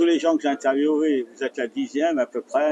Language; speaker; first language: French; native; French